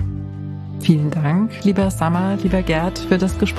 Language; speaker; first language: German; native; German